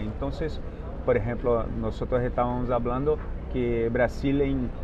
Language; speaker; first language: Spanish; non-native, fluent; Portuguese